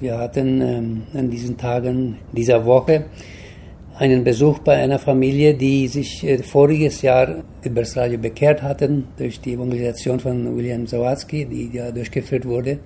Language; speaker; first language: German; early bilingual, heritage; German